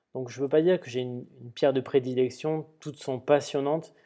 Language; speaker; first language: French; native; French